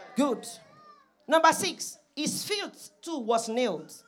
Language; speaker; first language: English; non-native, local second language; Yoruba